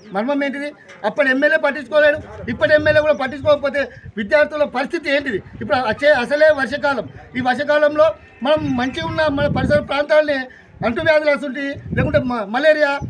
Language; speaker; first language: Telugu; native; Telugu